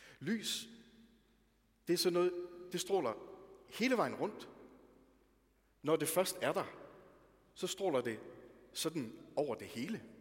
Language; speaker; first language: Danish; native; Danish